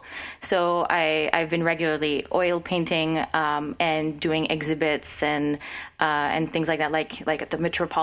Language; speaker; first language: English; non-native, local second language; French